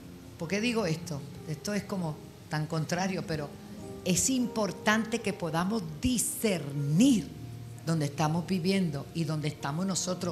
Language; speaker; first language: Spanish; native; Spanish